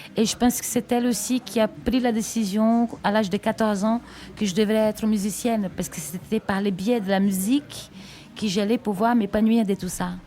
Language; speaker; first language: French; non-native, fluent; Portuguese